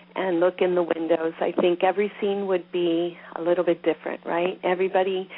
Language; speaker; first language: English; native; English